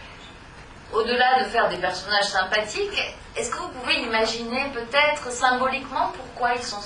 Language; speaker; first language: French; native; French